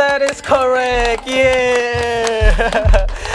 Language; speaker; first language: English; non-native, learner; Indonesian